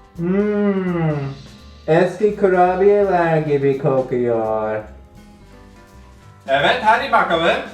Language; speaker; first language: Turkish; non-native, learner; English